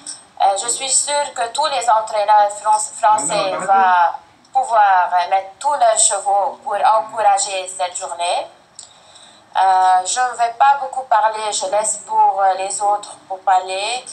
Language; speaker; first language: French; non-native, fluent; Arabic